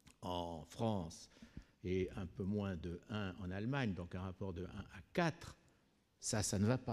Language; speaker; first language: French; native; French